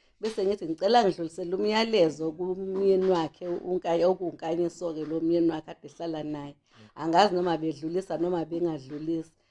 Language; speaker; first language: Zulu; native; Zulu